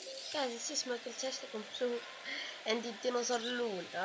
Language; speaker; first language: English; non-native, learner; Arabic